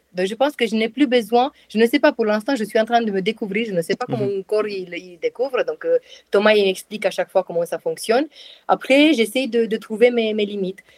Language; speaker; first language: French; non-native, fluent; Romanian